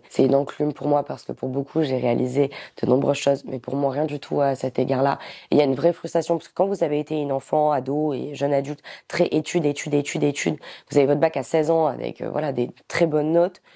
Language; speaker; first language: French; native; French